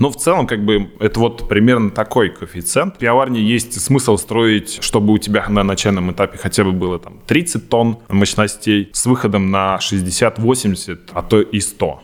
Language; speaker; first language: Russian; native; Russian